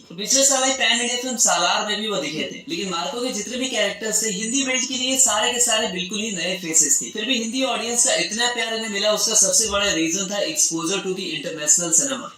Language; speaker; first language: Hindi; native; Hindi